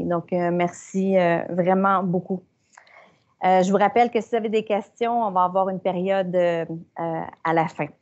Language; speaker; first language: French; native; French